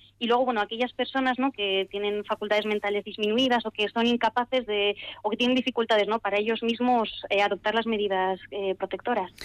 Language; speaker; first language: Spanish; native; Spanish